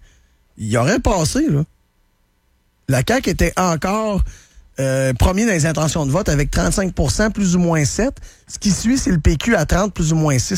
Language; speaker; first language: French; native; French